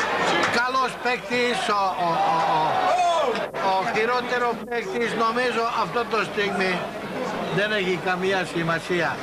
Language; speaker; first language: Greek; non-native, fluent; Hungarian